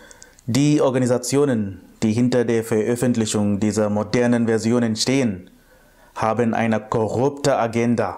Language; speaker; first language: German; non-native, fluent; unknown